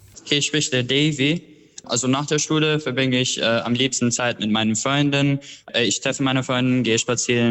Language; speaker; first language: German; non-native, fluent; Albanian